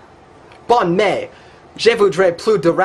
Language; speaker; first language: French; non-native, learner; English